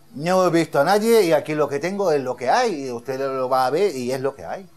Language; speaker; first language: Spanish; non-native, fluent; Arabic